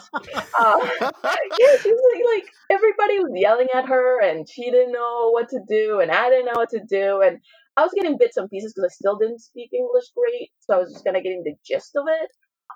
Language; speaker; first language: English; non-native, fluent; Spanish